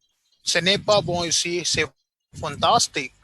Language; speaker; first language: French; non-native, learner; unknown